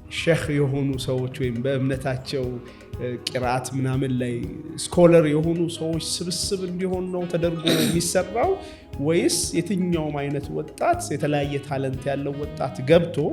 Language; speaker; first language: Amharic; native; Amharic